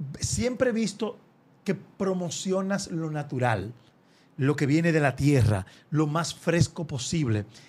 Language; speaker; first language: Spanish; native; Spanish